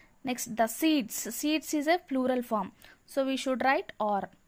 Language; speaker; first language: English; non-native, local second language; Telugu